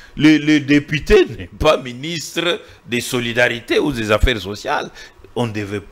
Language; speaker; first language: French; non-native, local second language; Swahili